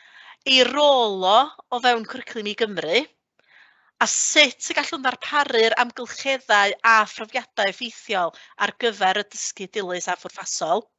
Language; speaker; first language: Welsh; native; Welsh